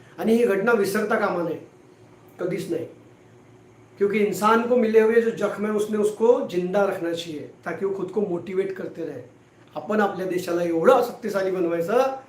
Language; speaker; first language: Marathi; non-native, local second language; Hindi